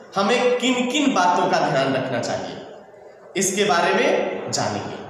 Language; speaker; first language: Hindi; native; Hindi